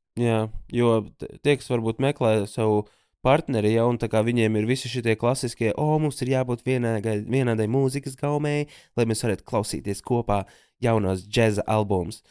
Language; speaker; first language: Latvian; native; Latvian